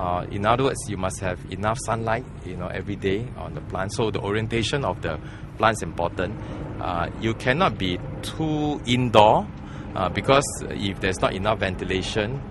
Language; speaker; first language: English; non-native, local second language; Chinese